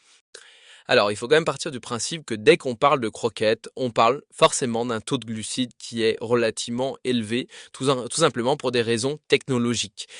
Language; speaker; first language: French; native; French